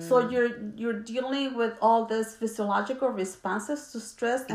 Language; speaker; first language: English; early bilingual, other home language; Spanish